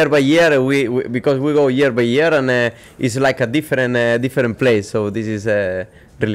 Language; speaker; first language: English; non-native, fluent; Spanish